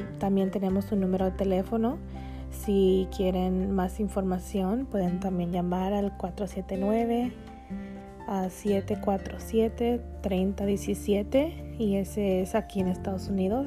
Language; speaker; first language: Spanish; early bilingual, heritage; Spanish